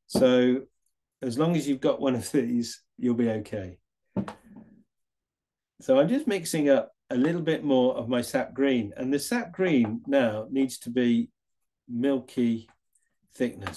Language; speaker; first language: English; native; English